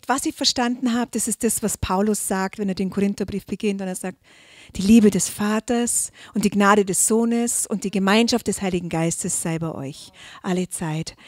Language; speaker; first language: German; native; German